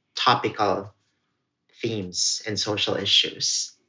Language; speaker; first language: English; non-native, local second language; Cebuano